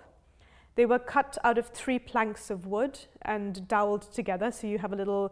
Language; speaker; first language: English; non-native, local second language; Hindi